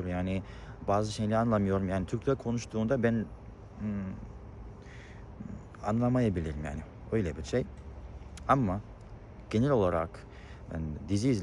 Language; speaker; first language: Turkish; non-native, learner; Kazakh